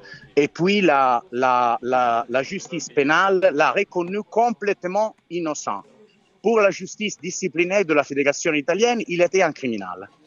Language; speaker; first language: French; non-native, fluent; Italian